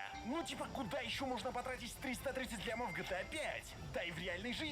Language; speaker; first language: Russian; native; Russian